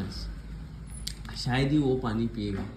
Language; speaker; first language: Hindi; native; Hindi